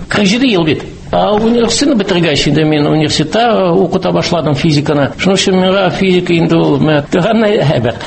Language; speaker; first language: Tatar; non-native, local second language; Russian